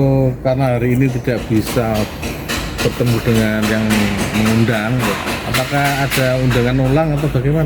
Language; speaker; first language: Indonesian; native; Indonesian